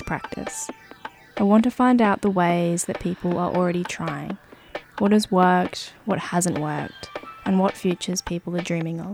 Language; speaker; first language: English; native; English